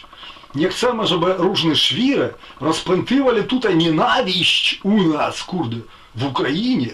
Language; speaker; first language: Polish; non-native, fluent; Ukrainian